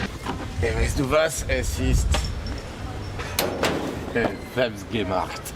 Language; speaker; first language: German; non-native, learner; French